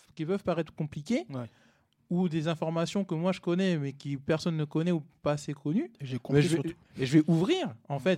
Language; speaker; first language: French; native; French